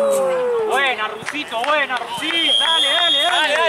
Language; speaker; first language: Spanish; native; Spanish